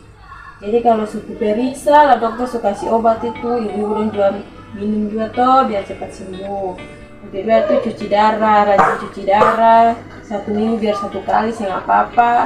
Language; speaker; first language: Indonesian; non-native, local second language; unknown